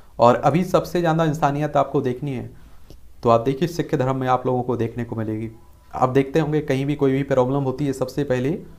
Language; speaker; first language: Hindi; native; Hindi